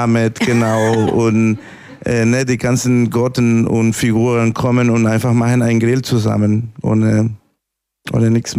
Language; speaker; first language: German; non-native, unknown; Spanish